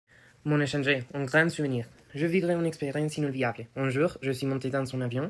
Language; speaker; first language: French; non-native, learner; Spanish